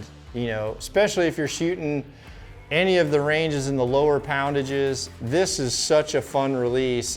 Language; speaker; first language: English; native; English